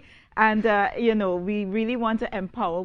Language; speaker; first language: English; native; English